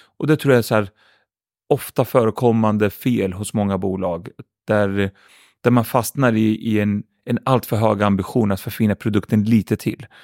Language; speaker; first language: Swedish; early bilingual, other home language; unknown